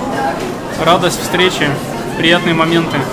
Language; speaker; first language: Russian; native; Russian